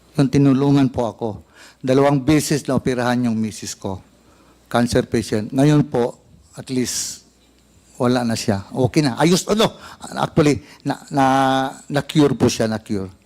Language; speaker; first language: Filipino; non-native, local second language; Cebuano